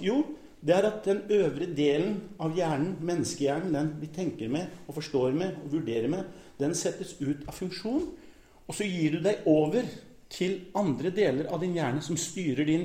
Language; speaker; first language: Norwegian; native; Norwegian